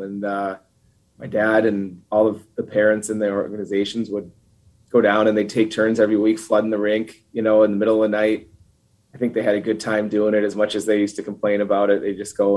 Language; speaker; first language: English; native; English